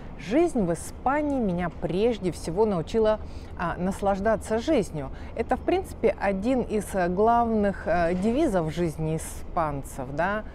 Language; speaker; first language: Russian; native; Russian